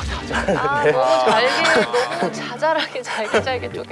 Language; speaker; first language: Korean; native; Korean